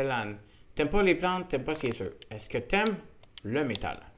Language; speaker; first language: French; native; French